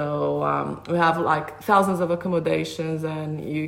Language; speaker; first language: English; non-native, fluent; Portuguese